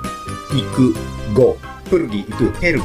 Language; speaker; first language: Indonesian; non-native, fluent; Japanese